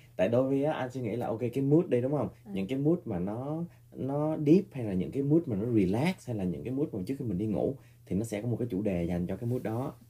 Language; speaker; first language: Vietnamese; early bilingual, heritage; Vietnamese